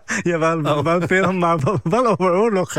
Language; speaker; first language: Dutch; non-native, fluent; Arabic